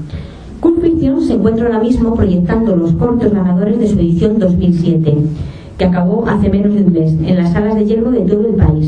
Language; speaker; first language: Spanish; native; Spanish